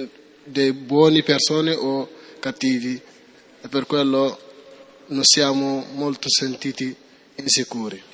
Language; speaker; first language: Italian; non-native, learner; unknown